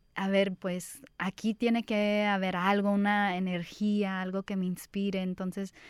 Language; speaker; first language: Spanish; early bilingual, heritage; Spanish